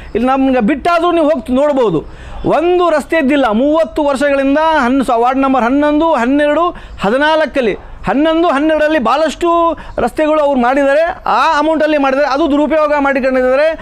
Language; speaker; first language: Kannada; non-native, local second language; Urdu